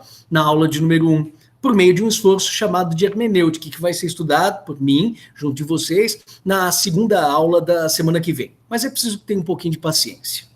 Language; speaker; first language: Portuguese; native; Portuguese